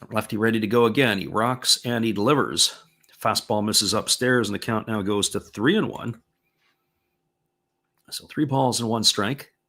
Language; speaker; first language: English; native; English